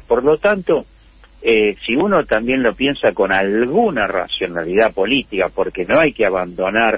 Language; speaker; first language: Spanish; native; Spanish